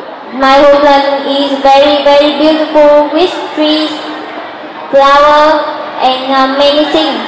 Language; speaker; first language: English; non-native, learner; Vietnamese